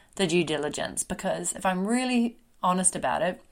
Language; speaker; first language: English; native; English